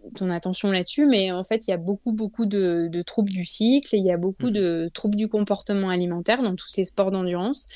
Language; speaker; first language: French; native; French